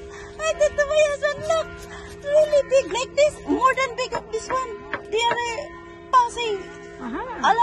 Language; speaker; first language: English; non-native, local second language; Filipino